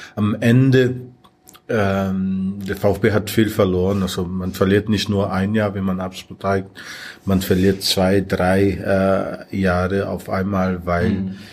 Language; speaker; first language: German; non-native, fluent; Portuguese